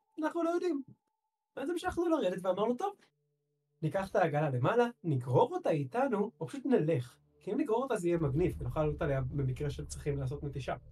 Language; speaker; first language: Hebrew; native; Hebrew